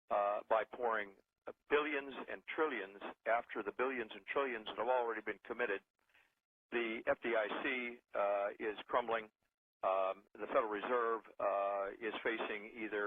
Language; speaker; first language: English; native; English